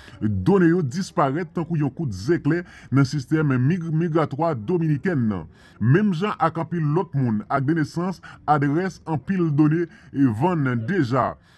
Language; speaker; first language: Haitian Creole; non-native, fluent; Spanish